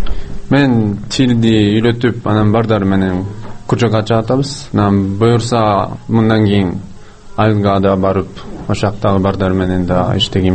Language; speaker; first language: Kyrgyz; non-native, fluent; Japanese